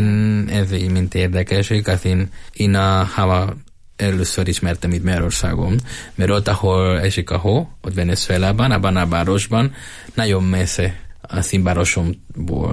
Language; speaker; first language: Hungarian; non-native, learner; Spanish